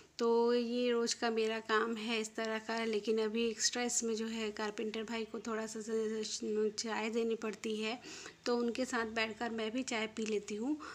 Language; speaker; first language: Hindi; non-native, local second language; Bangla